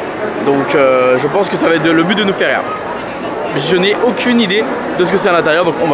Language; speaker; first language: French; native; French